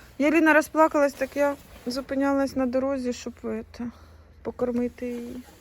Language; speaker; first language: Ukrainian; native; Ukrainian